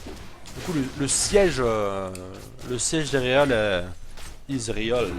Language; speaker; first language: French; native; French